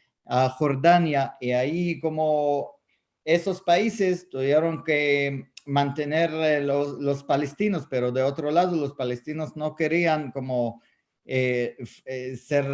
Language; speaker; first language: Spanish; non-native, fluent; Arabic